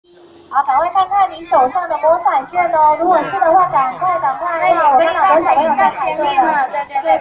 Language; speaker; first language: Chinese; native; Chinese